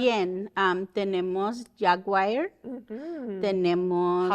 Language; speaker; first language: Spanish; early bilingual, heritage; Spanish